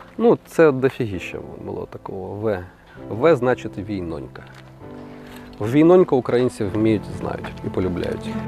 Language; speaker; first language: Ukrainian; non-native, local second language; Russian